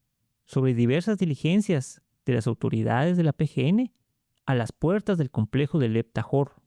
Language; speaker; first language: Spanish; native; Spanish